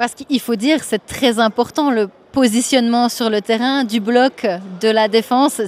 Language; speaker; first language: French; native; French